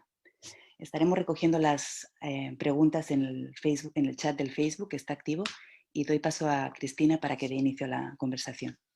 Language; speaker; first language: Spanish; native; Spanish